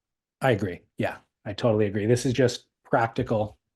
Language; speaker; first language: English; native; English